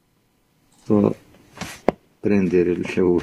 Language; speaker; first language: Italian; non-native, learner; Arabic